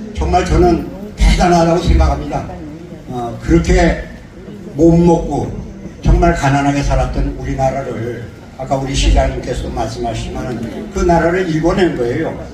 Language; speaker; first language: Korean; native; Korean